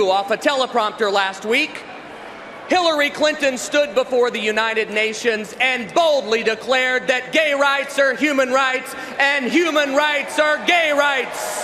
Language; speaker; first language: English; native; English